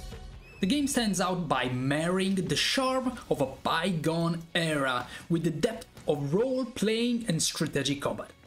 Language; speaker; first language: English; non-native, fluent; Italian